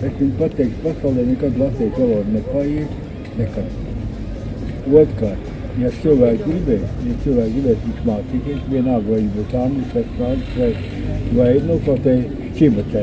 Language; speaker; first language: Latvian; non-native, local second language; Russian